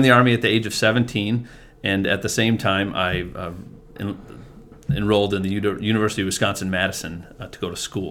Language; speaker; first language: English; native; English